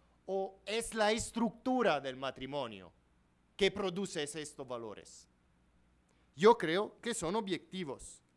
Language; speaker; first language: Spanish; non-native, fluent; Italian